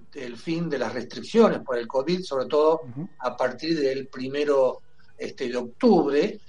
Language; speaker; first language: Spanish; native; Spanish